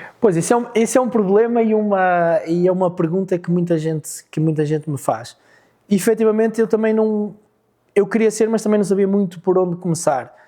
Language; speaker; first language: Portuguese; native; Portuguese